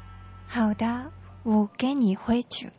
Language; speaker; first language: Chinese; non-native, learner; Japanese